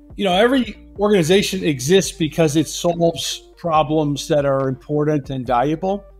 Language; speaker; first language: English; native; English